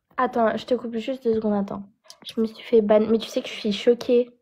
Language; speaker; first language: French; native; French